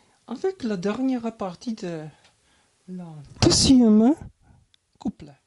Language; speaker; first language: French; non-native, learner; German